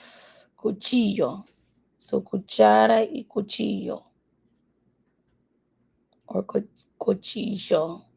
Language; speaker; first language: Spanish; non-native, learner; English